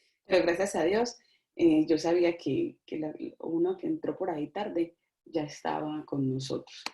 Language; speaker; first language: Spanish; native; Spanish